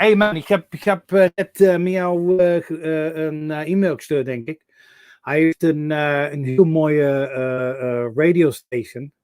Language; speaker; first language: Dutch; non-native, learner; English